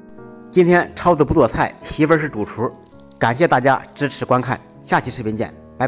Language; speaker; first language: Chinese; native; Chinese